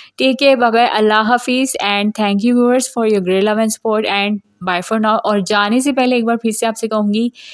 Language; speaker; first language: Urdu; non-native, local second language; Punjabi